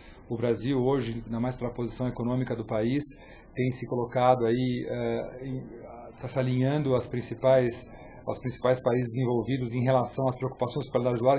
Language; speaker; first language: Portuguese; native; Portuguese